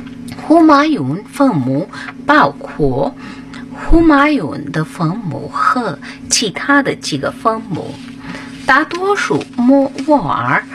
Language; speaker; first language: Chinese; non-native, fluent; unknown